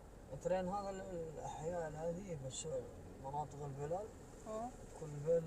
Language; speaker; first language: Arabic; native; Arabic